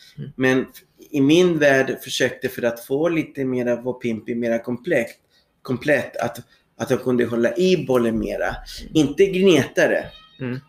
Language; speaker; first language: Swedish; non-native, fluent; Spanish